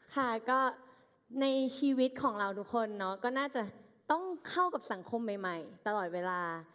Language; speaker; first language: Thai; native; Thai